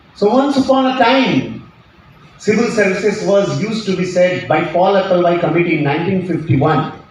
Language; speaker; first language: English; non-native, local second language; Marathi